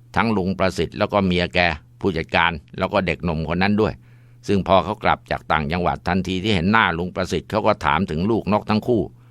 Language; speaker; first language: Thai; native; Thai